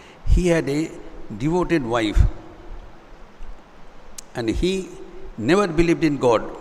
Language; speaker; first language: English; non-native, local second language; Hindi